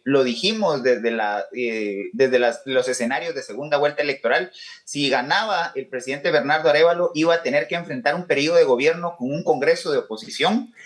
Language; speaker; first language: Spanish; native; Spanish